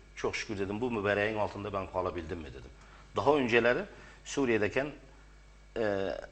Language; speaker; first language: Turkish; early bilingual, heritage; Arabic